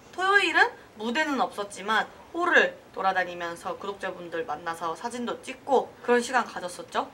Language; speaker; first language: Korean; native; Korean